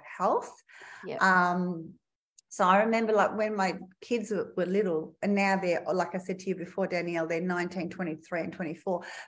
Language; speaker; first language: English; native; English